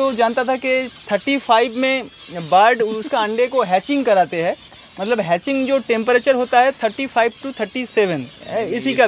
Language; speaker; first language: Hindi; non-native, local second language; Bangla